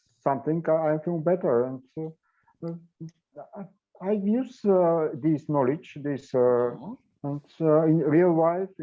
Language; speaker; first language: English; non-native, learner; Bulgarian